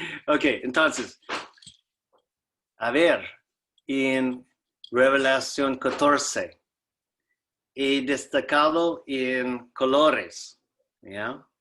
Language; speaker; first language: Spanish; non-native, fluent; English